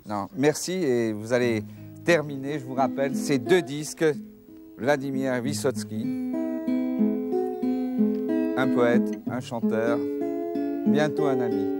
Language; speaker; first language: French; native; French